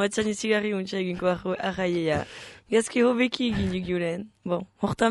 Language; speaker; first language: Basque; native; Basque